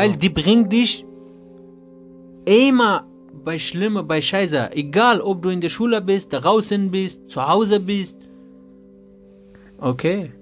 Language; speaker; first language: German; non-native, learner; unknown